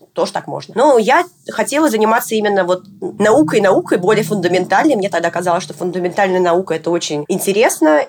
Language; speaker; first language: Russian; native; Russian